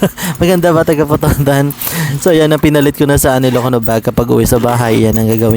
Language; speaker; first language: Filipino; non-native, local second language; Hiligaynon